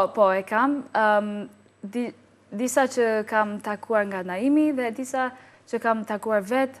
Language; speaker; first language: Albanian; non-native, learner; English